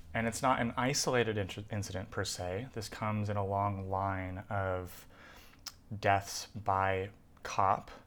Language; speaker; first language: English; native; English